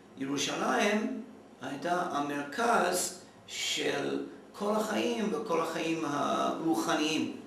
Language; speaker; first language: Hebrew; non-native, fluent; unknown